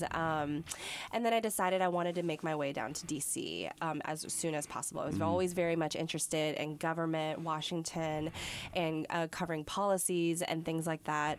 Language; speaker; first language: English; native; English